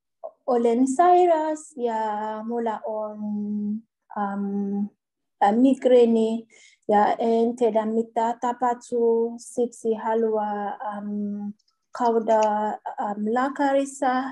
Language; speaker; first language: Finnish; non-native, learner; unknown